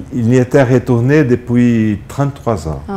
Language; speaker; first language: French; non-native, fluent; Portuguese